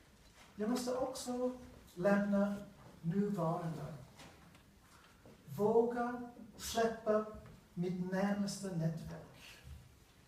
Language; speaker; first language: Swedish; non-native, learner; English